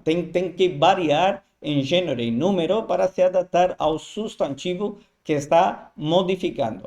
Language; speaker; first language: Portuguese; non-native, fluent; Spanish